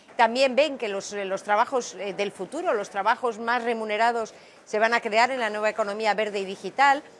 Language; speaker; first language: Spanish; native; Spanish